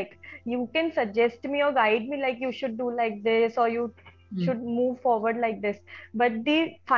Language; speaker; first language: English; non-native, local second language; Hindi